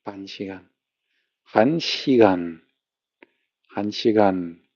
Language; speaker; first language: Korean; non-native, learner; English